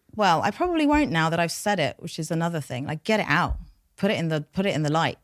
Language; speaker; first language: English; non-native, local second language; Persian